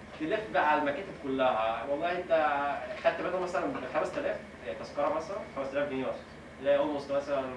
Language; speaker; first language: Arabic; native; Arabic